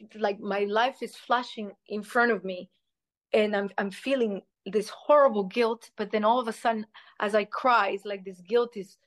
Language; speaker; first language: English; early bilingual, other home language; Spanish